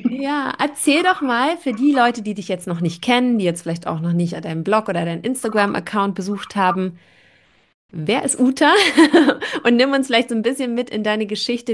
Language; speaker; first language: German; native; German